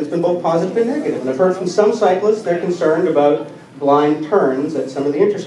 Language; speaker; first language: English; native; English